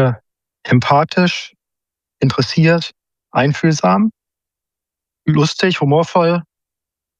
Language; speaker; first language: German; native; German